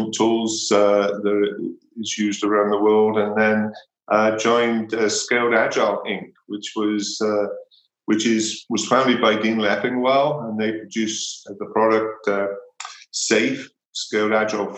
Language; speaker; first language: English; native; English